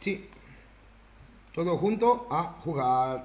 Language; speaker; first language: Spanish; non-native, learner; Italian